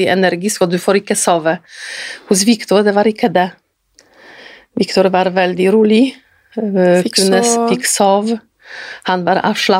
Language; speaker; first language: Norwegian; non-native, fluent; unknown